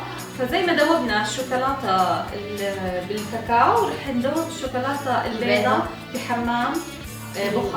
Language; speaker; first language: Arabic; native; Arabic